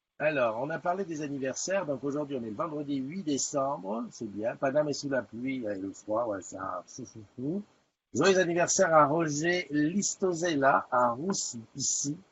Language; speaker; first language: French; native; French